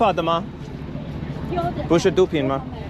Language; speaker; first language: Chinese; non-native, learner; English